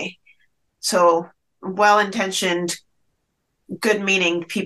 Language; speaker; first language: English; native; English